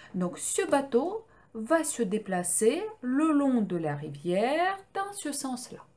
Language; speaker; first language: French; non-native, fluent; Ukrainian